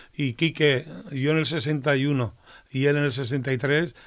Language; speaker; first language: Spanish; native; Spanish